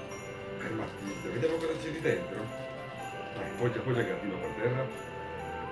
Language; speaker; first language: Italian; native; Italian